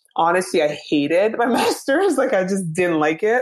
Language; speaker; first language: English; early bilingual, other home language; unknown